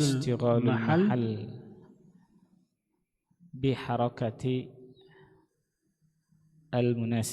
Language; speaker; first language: Arabic; non-native, learner; Indonesian